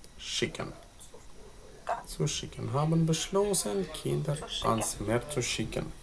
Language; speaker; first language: German; non-native, fluent; Ukrainian